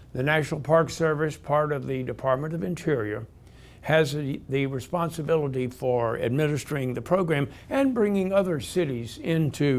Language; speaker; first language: English; native; English